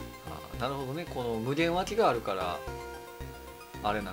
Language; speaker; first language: Japanese; native; Japanese